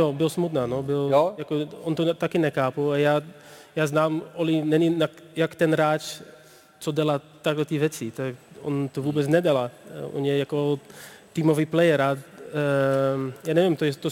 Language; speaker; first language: Czech; non-native, learner; Dutch